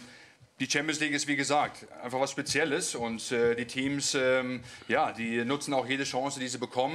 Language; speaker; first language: German; native; German